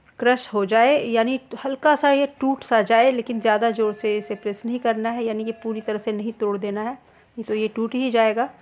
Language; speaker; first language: Hindi; native; Hindi